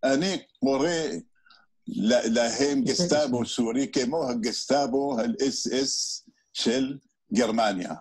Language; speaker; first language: Hebrew; non-native, fluent; Arabic